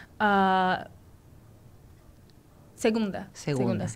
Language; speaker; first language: Spanish; non-native, learner; Portuguese